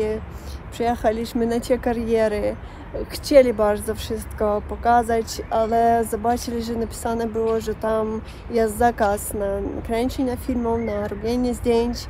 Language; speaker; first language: Polish; non-native, learner; Russian